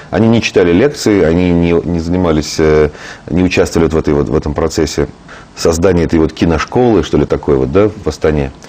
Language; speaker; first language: Russian; native; Russian